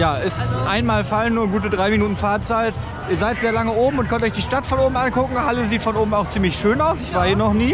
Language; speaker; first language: German; native; German